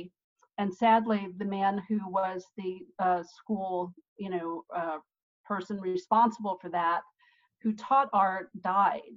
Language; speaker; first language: English; native; English